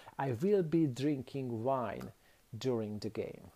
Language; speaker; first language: English; non-native, fluent; Hungarian